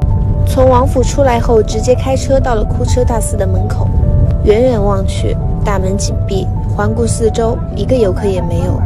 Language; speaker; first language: Chinese; native; Chinese